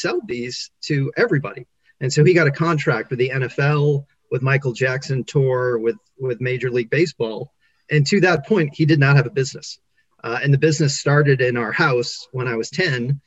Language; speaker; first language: English; native; English